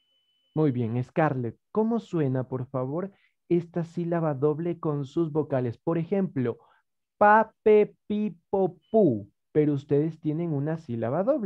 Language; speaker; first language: Spanish; native; Spanish